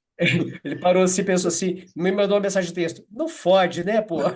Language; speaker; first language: Portuguese; native; Portuguese